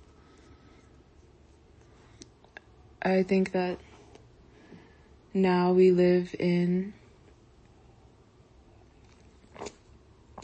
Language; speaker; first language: English; native; English